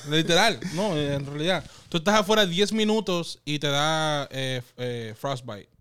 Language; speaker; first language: Spanish; native; Spanish